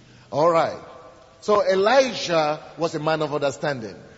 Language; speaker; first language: English; non-native, local second language; Yoruba